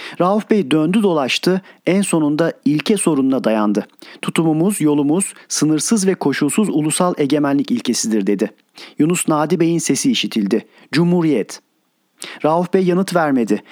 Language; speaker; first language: Turkish; native; Turkish